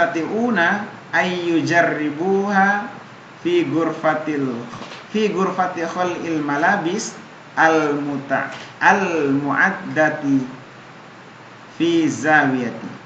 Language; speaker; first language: Arabic; non-native, fluent; Indonesian